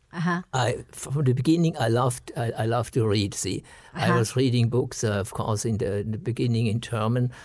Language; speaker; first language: English; non-native, fluent; German